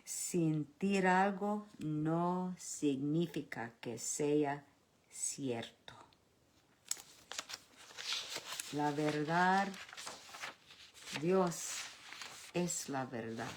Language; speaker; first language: Spanish; early bilingual, heritage; Spanish